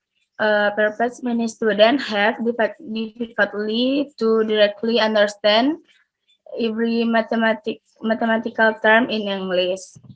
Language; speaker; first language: English; non-native, learner; Indonesian